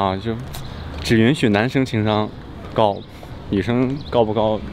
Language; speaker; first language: Chinese; native; Chinese